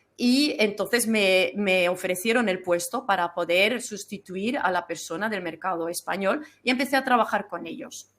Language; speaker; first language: Spanish; non-native, fluent; German